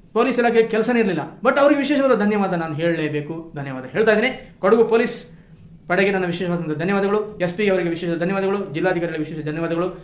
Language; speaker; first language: Kannada; non-native, local second language; Kodava